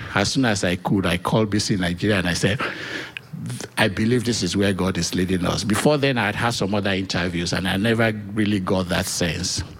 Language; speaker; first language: English; non-native, local second language; Yoruba